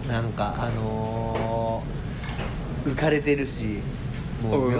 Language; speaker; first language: Japanese; native; Japanese